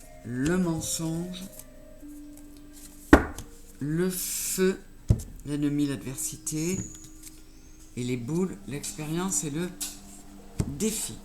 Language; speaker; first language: French; native; French